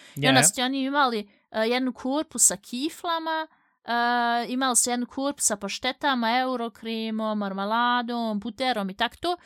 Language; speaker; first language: Bosnian; early bilingual, heritage; Bosnian